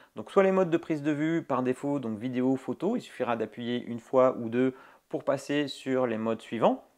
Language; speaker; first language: French; native; French